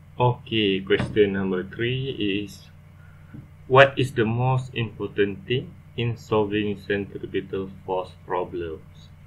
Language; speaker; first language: English; non-native, local second language; Malay